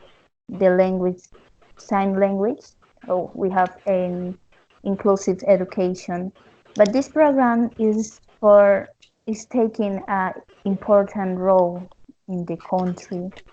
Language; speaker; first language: English; non-native, learner; Spanish